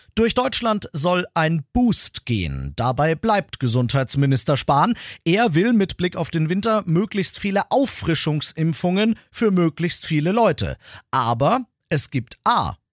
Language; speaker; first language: German; native; German